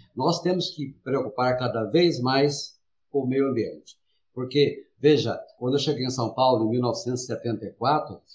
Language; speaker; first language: Portuguese; native; Portuguese